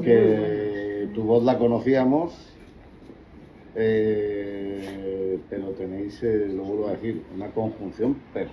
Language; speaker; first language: Spanish; native; Spanish